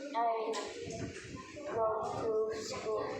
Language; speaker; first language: English; non-native, learner; Vietnamese